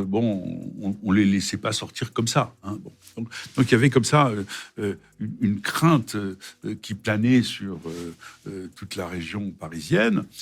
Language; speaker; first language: French; native; French